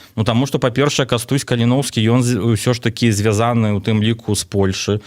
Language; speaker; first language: Belarusian; non-native, local second language; Russian